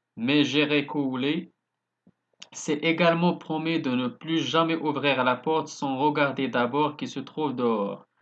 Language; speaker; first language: French; non-native, local second language; Arabic